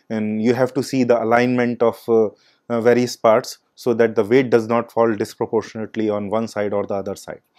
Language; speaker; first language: English; non-native, local second language; Hindi